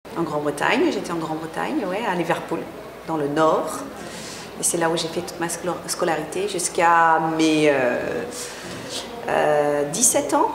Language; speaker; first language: French; non-native, fluent; English